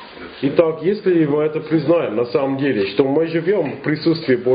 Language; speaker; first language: Russian; non-native, fluent; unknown